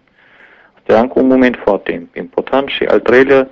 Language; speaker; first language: Romanian; non-native, fluent; German